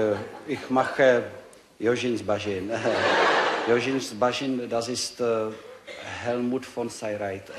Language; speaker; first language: German; non-native, learner; Czech